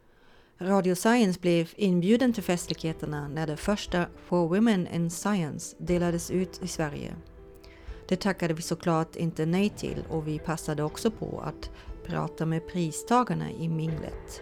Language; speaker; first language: Swedish; native; Swedish